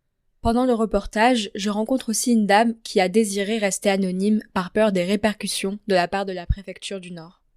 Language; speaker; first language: French; native; French